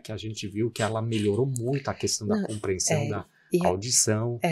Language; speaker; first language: Portuguese; native; Portuguese